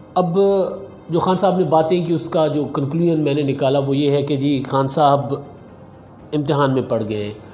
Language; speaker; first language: Urdu; non-native, local second language; Sindhi